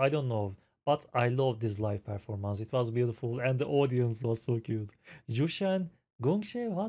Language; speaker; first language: English; non-native, fluent; Turkish